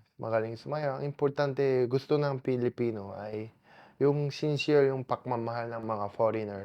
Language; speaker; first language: Filipino; non-native, fluent; Korean